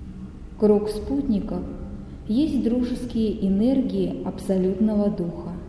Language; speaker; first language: Russian; native; Russian